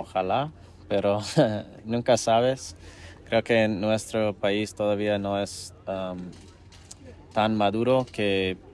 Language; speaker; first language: Spanish; non-native, fluent; English